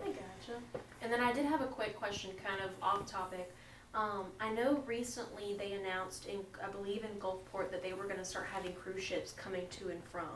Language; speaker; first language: English; native; English